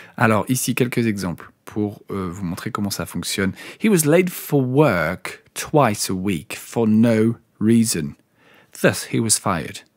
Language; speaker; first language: French; native; French